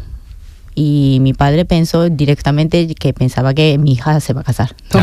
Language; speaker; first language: Spanish; non-native, fluent; Japanese